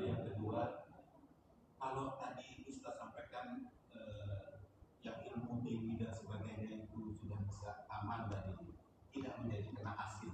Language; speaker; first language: Indonesian; native; Indonesian